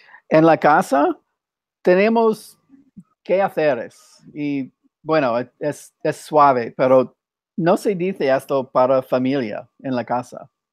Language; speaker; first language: Spanish; non-native, fluent; English